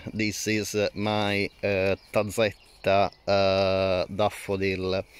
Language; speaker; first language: English; non-native, fluent; Italian